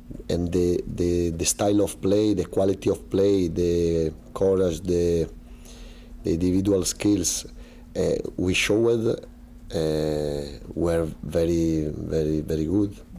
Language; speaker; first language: English; non-native, learner; Italian